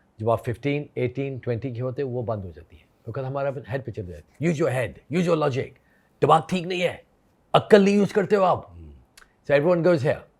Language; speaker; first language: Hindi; non-native, fluent; English